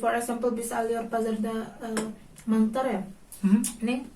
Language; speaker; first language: Turkish; non-native, learner; Indonesian